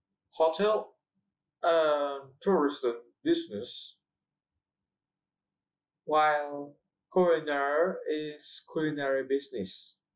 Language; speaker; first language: English; non-native, learner; Indonesian